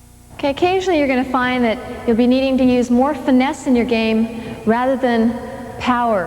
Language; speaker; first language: English; native; English